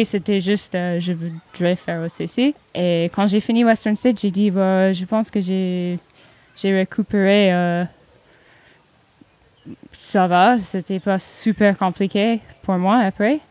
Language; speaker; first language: French; non-native, learner; English